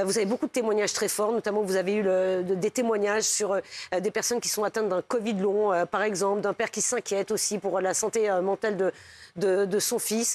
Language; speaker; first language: French; native; French